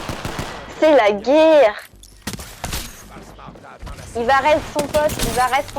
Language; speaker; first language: French; native; French